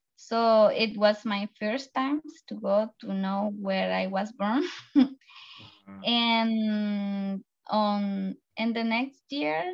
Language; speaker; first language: English; non-native, learner; Spanish